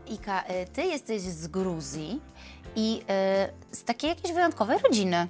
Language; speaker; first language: Polish; native; Polish